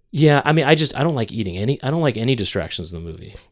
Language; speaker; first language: English; native; English